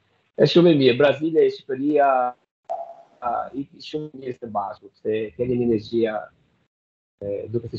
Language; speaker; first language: Albanian; non-native, learner; Portuguese